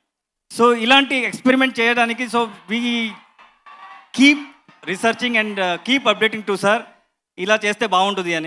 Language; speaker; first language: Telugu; non-native, learner; Kannada